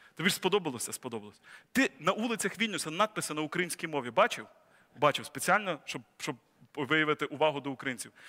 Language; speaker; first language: Ukrainian; native; Ukrainian